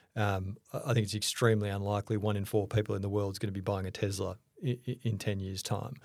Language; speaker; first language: English; native; English